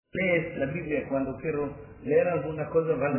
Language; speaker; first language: Spanish; non-native, learner; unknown